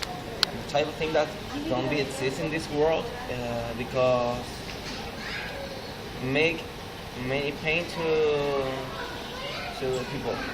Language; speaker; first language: English; non-native, learner; Spanish